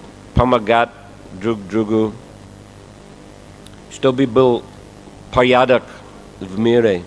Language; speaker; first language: Russian; non-native, fluent; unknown